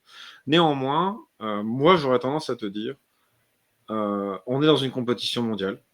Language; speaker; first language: French; native; French